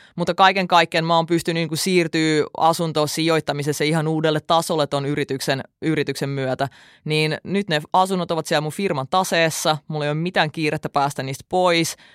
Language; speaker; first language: Finnish; early bilingual, other home language; Russian